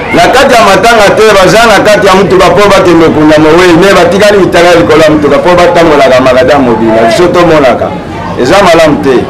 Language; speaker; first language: Lingala; non-native, local second language; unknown